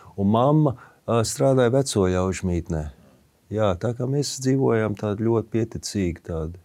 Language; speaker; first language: Latvian; early bilingual, heritage; Latvian